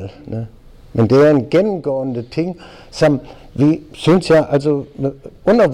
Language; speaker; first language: Danish; non-native, fluent; German